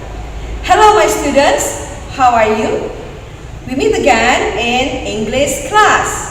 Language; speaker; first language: English; non-native, fluent; Indonesian